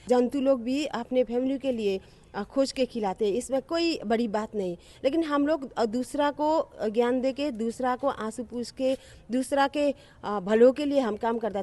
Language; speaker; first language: Hindi; non-native, learner; Nepali